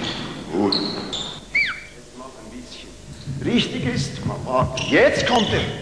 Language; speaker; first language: German; non-native, fluent; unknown